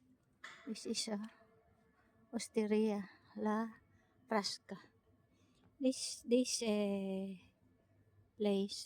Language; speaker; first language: English; non-native, learner; Filipino